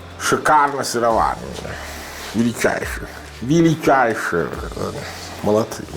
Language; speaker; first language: Ukrainian; non-native, learner; Italian